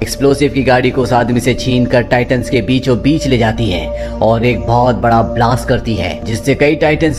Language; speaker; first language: Hindi; native; Hindi